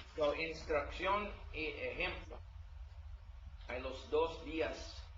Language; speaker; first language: Spanish; non-native, learner; English